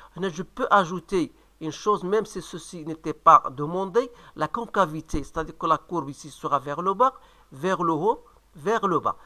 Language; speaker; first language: French; non-native, local second language; Arabic